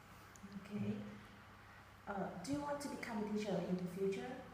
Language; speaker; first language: English; non-native, learner; Vietnamese